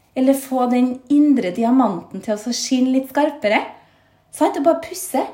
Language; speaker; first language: Norwegian; native; Norwegian